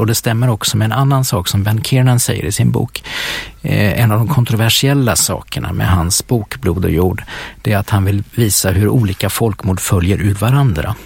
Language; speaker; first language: Swedish; native; Swedish